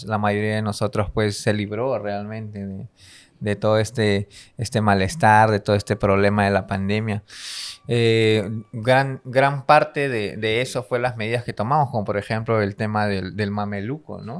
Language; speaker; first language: Spanish; native; Spanish